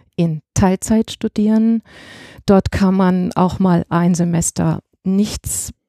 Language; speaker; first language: German; native; German